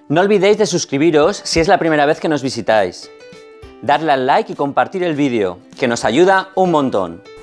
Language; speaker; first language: Spanish; native; Spanish